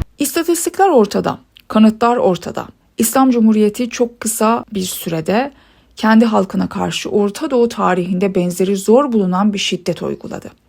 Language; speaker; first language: Turkish; early bilingual, other home language; Persian